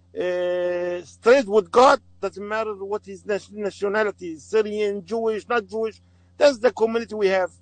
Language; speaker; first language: English; non-native, learner; Arabic